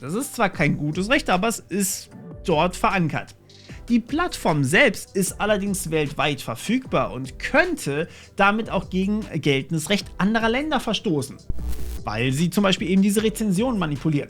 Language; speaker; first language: German; native; German